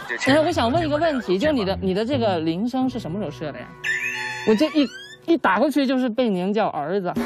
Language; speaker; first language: Chinese; native; Chinese